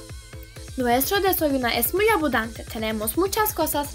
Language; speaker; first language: Spanish; non-native, learner; Turkish